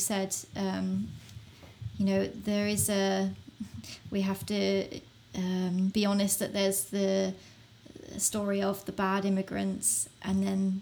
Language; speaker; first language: English; native; English